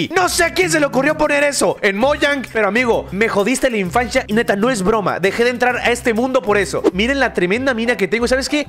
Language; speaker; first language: Spanish; native; Spanish